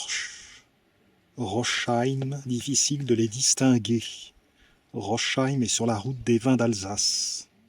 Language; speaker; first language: French; native; French